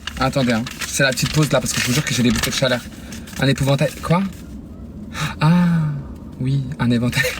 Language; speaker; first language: French; native; French